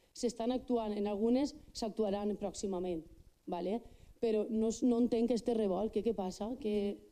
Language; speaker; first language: Catalan; non-native, local second language; Spanish